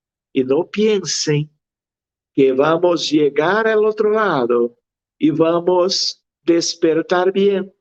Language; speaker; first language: Spanish; non-native, fluent; Portuguese